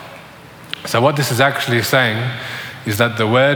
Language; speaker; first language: English; native; English